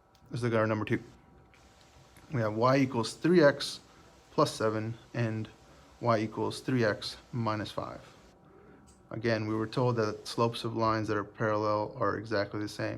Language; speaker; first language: English; native; English